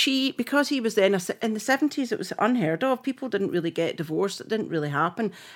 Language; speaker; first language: English; native; English